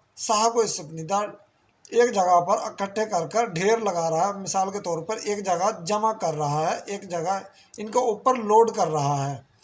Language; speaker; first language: Urdu; non-native, local second language; Punjabi